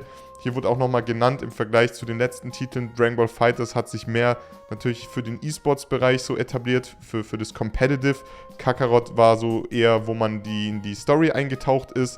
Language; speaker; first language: German; native; German